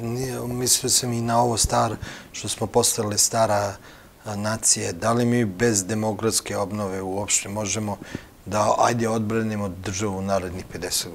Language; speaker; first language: Croatian; native; Croatian